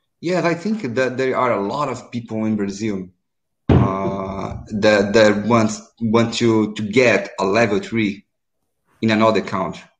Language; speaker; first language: English; non-native, learner; Portuguese